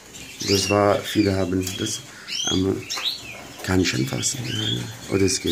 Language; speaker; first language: German; non-native, learner; Kurdish